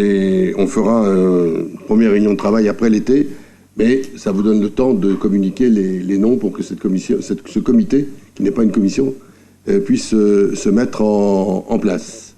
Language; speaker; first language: French; native; French